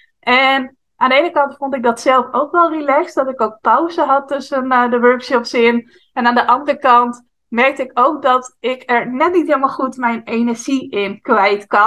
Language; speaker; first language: Dutch; native; Dutch